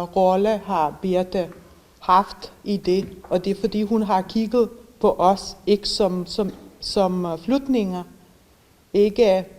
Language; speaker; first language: Danish; non-native, fluent; Bosnian